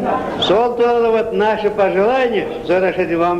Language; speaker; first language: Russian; non-native, local second language; Kazakh